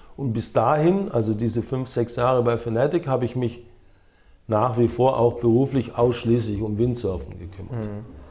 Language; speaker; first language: German; native; German